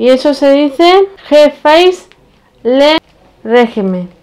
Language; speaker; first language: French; non-native, learner; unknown